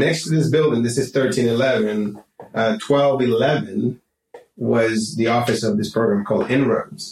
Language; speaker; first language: English; non-native, fluent; Spanish